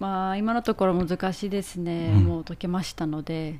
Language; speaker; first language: Japanese; non-native, fluent; Armenian